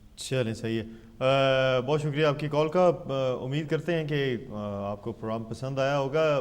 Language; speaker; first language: Urdu; native; Urdu